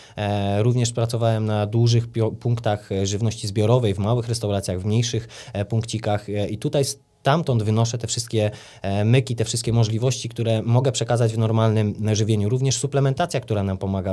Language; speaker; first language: Polish; native; Polish